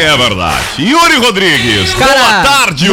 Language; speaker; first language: Portuguese; native; Portuguese